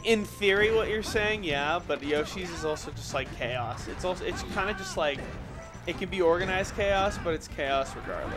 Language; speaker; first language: English; native; English